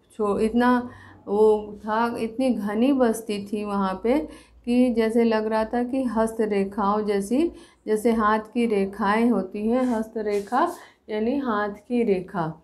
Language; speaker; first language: Hindi; native; Hindi